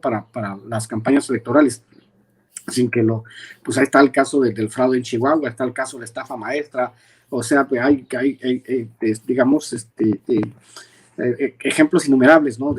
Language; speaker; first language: Spanish; native; Spanish